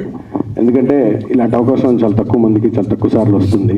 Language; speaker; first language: Telugu; native; Telugu